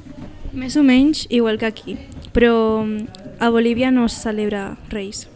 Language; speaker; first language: Catalan; non-native, local second language; Spanish